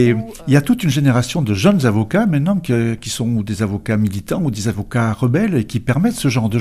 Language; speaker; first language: French; native; French